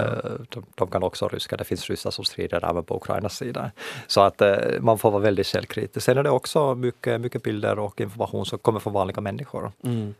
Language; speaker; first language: Swedish; non-native, local second language; Finnish